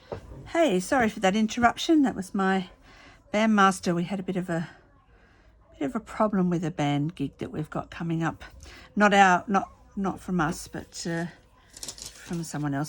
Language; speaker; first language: English; native; English